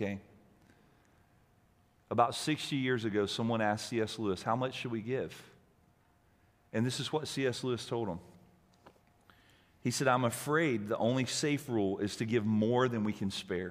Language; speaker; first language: English; native; English